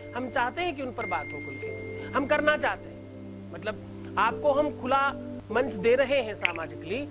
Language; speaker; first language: Hindi; native; Hindi